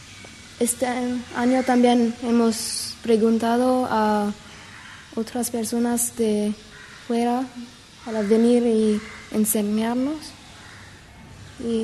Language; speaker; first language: Spanish; non-native, learner; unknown